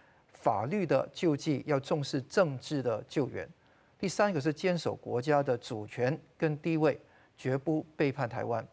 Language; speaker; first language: Chinese; non-native, local second language; Cantonese